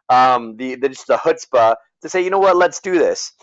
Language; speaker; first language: English; native; English